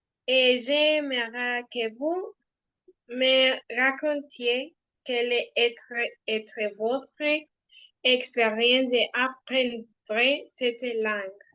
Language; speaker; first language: French; non-native, learner; Spanish